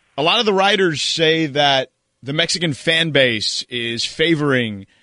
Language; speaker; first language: English; early bilingual, other home language; Spanish